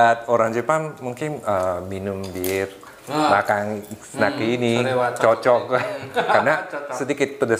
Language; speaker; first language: Indonesian; non-native, fluent; Japanese